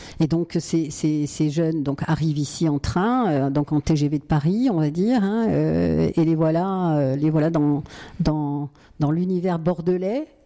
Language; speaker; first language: French; native; French